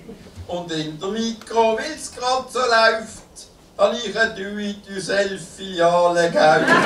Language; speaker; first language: German; native; German